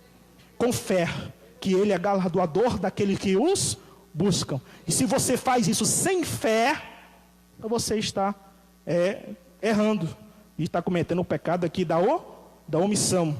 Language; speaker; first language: Portuguese; native; Portuguese